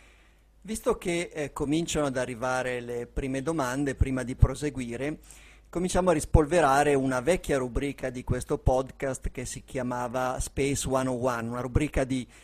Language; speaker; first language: Italian; native; Italian